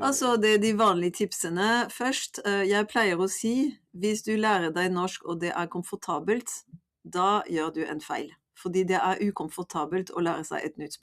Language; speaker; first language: Norwegian; non-native, fluent; French